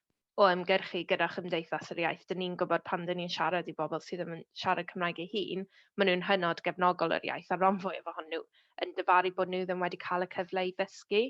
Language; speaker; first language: Welsh; native; Welsh